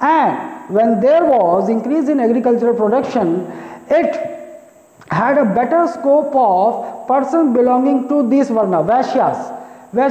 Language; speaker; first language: English; non-native, local second language; Hindi